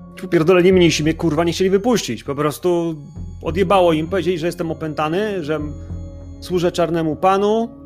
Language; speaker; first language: Polish; native; Polish